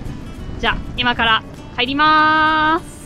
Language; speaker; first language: Japanese; non-native, fluent; German